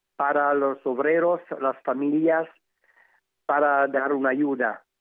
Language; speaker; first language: Spanish; non-native, learner; Italian